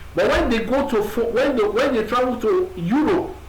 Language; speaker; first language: English; non-native, local second language; Yoruba